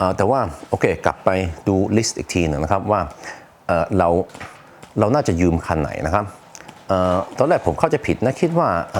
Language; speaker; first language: Thai; non-native, fluent; Swedish